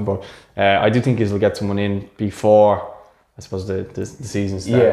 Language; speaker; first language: English; native; English